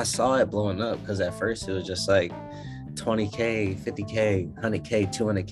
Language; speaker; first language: English; native; English